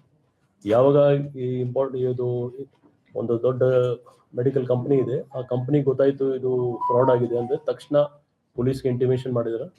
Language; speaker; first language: Kannada; non-native, fluent; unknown